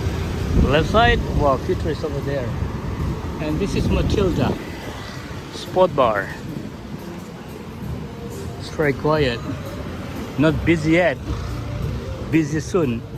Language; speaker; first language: English; non-native, learner; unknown